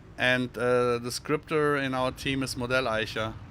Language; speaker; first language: English; non-native, fluent; German